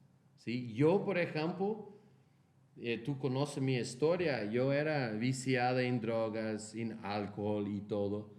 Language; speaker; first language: Spanish; non-native, fluent; Portuguese